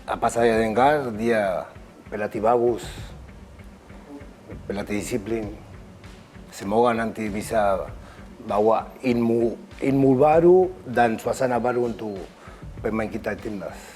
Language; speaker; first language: Indonesian; non-native, fluent; Spanish